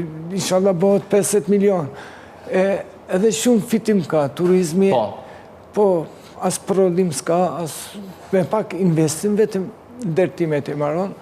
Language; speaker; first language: Albanian; early bilingual, heritage; Turkish